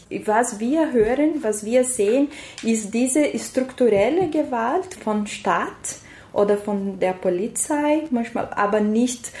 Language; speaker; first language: German; non-native, learner; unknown